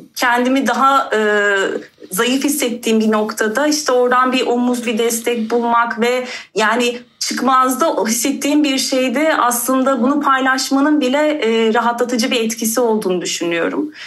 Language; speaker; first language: Turkish; native; Turkish